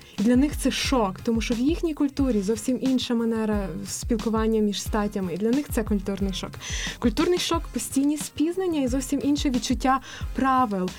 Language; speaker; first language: Ukrainian; native; Ukrainian